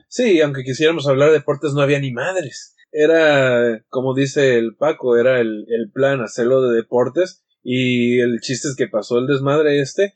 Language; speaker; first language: Spanish; early bilingual, heritage; Spanish